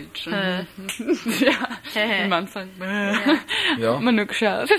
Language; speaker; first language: German; non-native, learner; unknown